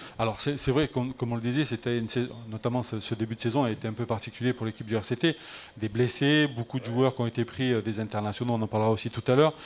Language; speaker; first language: French; native; French